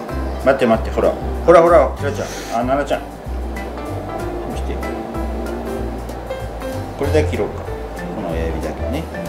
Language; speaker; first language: Japanese; native; Japanese